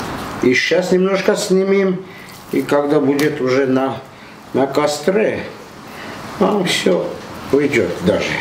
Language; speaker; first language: Russian; non-native, fluent; Armenian